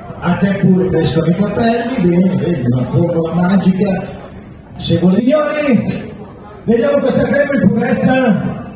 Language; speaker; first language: Italian; native; Italian